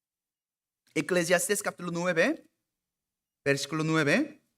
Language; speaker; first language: Spanish; non-native, fluent; Korean